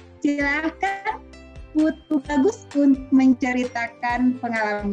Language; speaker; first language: Indonesian; native; Indonesian